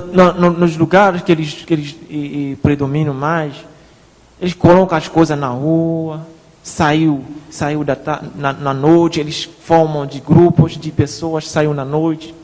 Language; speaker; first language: Portuguese; non-native, fluent; Haitian Creole